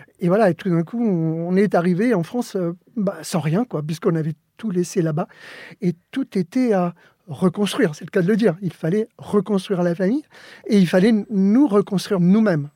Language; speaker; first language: French; early bilingual, other home language; Spanish